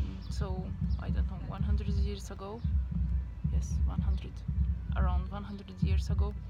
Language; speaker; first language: English; non-native, learner; Hungarian